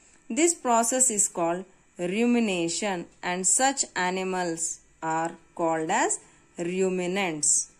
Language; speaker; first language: English; non-native, local second language; Telugu